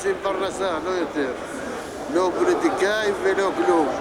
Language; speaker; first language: Hebrew; non-native, local second language; Arabic